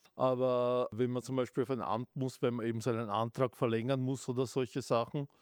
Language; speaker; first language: German; native; German